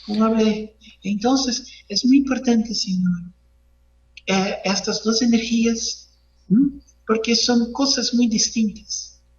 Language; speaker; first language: Spanish; non-native, learner; Portuguese